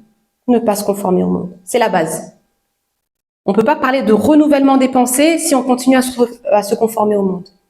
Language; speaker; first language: French; native; French